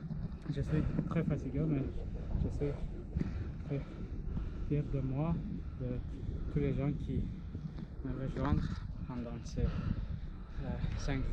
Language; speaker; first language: French; non-native, learner; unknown